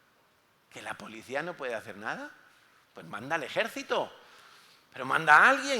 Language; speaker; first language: Spanish; native; Spanish